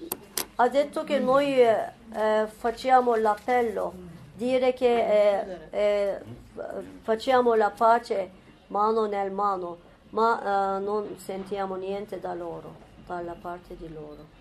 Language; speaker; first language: Italian; non-native, fluent; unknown